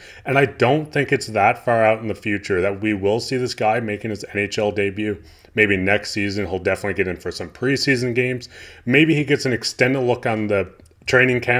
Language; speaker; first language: English; native; English